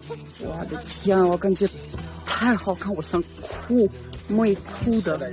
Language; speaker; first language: Chinese; non-native, learner; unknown